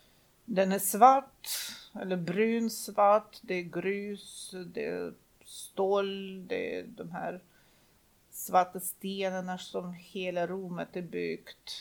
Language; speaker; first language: Swedish; non-native, fluent; Russian